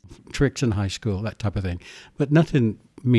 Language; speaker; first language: English; native; English